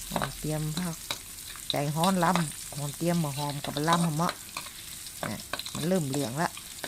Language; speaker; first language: Thai; native; Thai